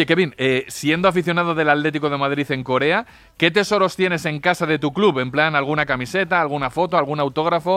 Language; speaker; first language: Spanish; native; Spanish